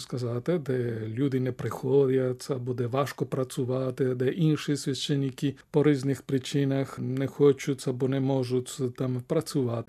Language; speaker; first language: Ukrainian; non-native, fluent; Spanish